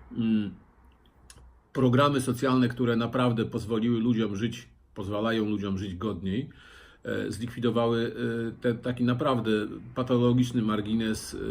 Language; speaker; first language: Polish; native; Polish